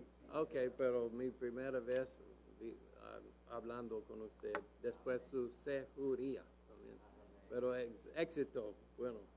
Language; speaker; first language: Spanish; non-native, learner; English